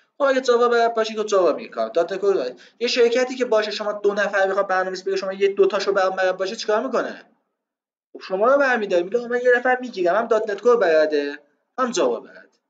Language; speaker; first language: Persian; non-native, local second language; Azerbaijani